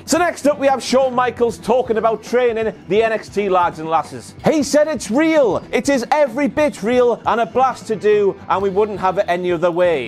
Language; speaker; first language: English; native; English